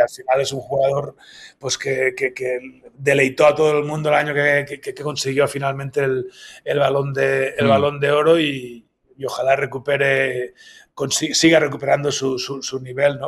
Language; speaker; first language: Spanish; native; Spanish